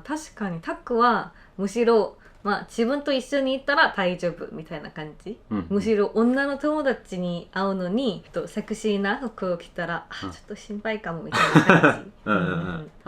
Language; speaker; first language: Japanese; non-native, fluent; Korean